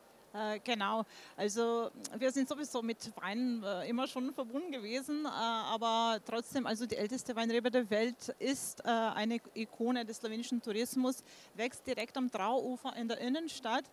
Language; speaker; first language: German; non-native, fluent; Slovenian